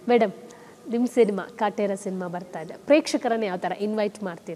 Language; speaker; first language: Kannada; native; Kannada